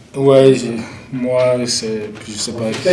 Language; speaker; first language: French; non-native, fluent; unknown